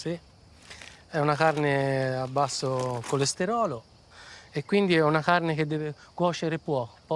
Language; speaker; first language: Italian; native; Italian